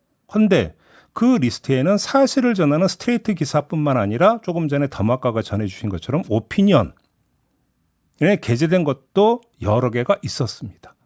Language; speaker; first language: Korean; native; Korean